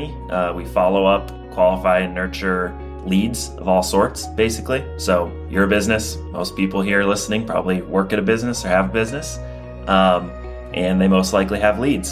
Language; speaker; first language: English; native; English